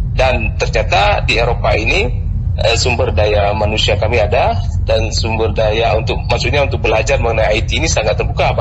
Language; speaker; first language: Indonesian; non-native, local second language; Achinese